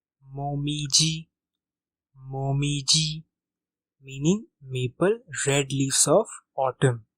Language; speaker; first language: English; non-native, local second language; Hindi